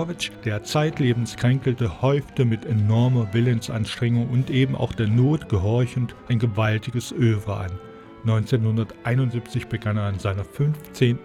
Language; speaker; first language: German; native; German